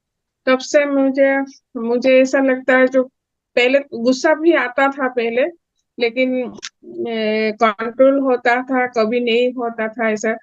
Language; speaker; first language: Hindi; non-native, local second language; Assamese